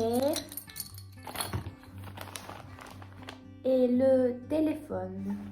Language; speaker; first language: French; non-native, learner; Russian